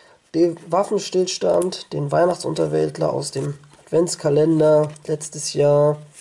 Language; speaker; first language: German; native; German